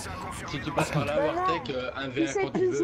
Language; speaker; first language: French; native; French